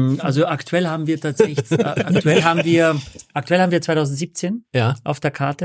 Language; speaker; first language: German; native; German